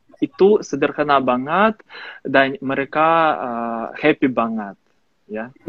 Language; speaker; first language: Indonesian; non-native, fluent; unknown